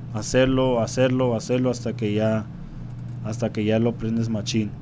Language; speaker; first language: Spanish; early bilingual, heritage; Spanish